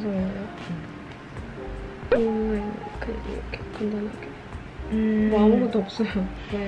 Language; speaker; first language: Korean; non-native, fluent; Indonesian